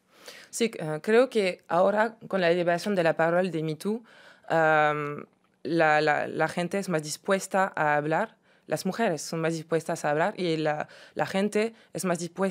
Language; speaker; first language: Spanish; non-native, fluent; French